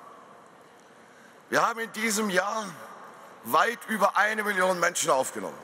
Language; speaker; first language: German; native; German